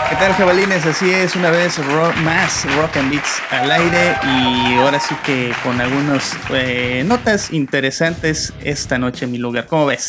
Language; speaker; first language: Spanish; native; Spanish